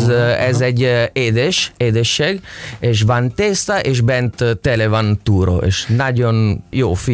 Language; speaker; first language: Hungarian; non-native, learner; Italian